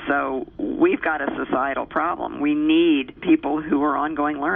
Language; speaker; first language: English; native; English